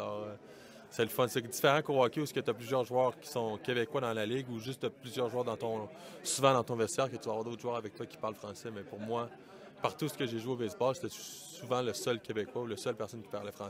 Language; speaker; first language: French; native; French